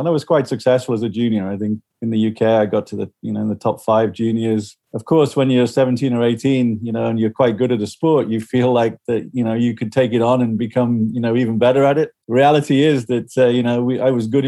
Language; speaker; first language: English; native; English